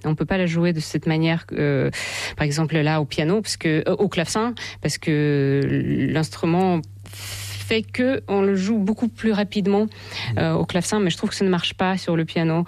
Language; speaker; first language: French; non-native, fluent; Russian